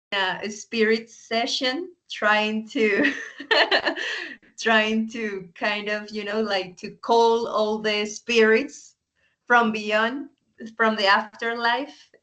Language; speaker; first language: English; non-native, fluent; Spanish